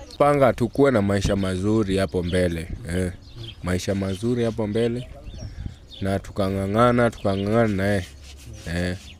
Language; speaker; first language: Swahili; native; Swahili